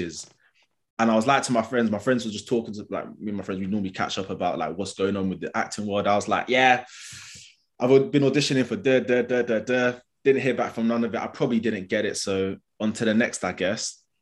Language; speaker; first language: English; native; English